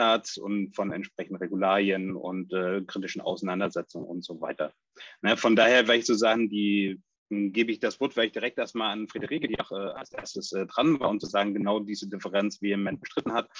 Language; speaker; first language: German; native; German